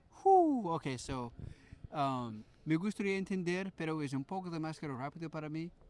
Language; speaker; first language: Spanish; non-native, learner; English